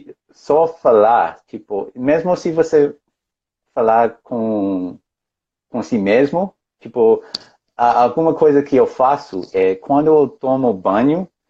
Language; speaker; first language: Portuguese; non-native, fluent; English